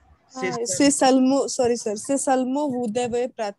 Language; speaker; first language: French; non-native, learner; Hindi